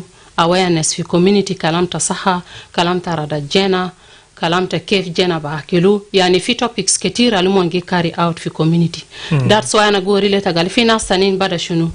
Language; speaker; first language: Arabic; non-native, local second language; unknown